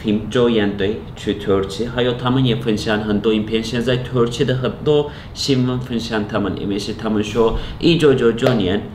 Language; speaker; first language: Chinese; non-native, fluent; Turkish